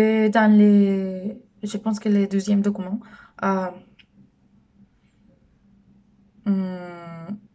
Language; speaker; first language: French; non-native, learner; Spanish